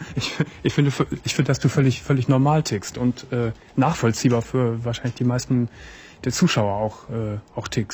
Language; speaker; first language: German; native; German